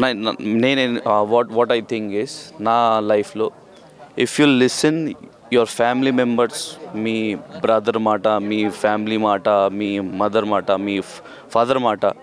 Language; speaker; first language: Telugu; non-native, learner; Hindi